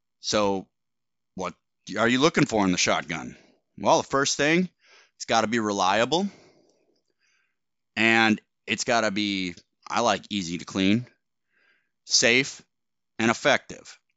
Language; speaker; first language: English; native; English